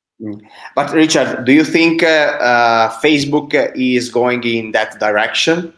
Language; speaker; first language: English; non-native, fluent; Italian